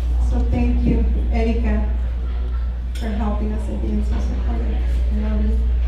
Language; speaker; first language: English; early bilingual, other home language; Spanish